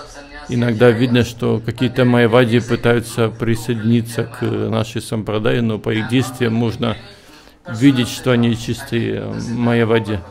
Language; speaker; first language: Russian; native; Russian